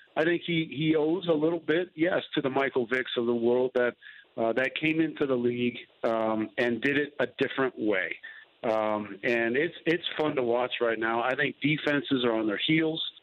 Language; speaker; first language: English; native; English